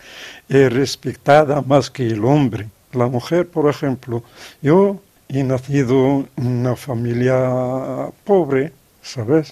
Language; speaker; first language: Spanish; non-native, fluent; Arabic